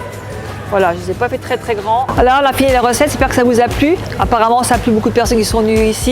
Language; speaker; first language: French; native; French